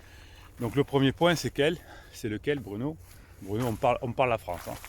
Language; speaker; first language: French; native; French